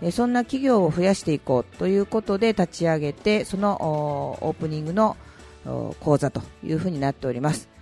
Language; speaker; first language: Japanese; native; Japanese